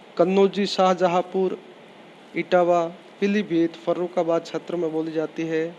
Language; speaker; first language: Hindi; native; Hindi